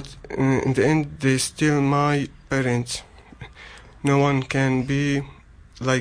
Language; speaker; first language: English; non-native, learner; Arabic